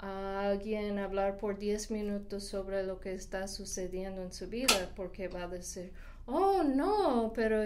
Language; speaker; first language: Spanish; non-native, fluent; English